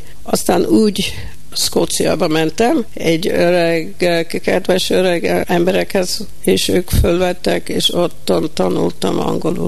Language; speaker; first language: Hungarian; early bilingual, heritage; Hungarian